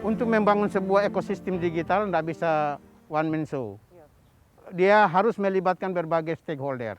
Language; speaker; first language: Indonesian; native; Indonesian